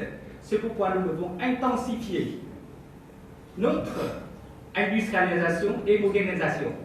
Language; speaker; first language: French; non-native, fluent; Vietnamese